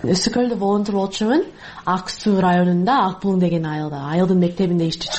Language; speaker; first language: Kyrgyz; non-native, fluent; English